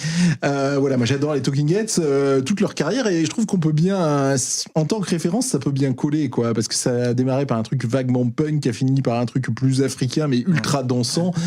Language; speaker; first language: French; native; French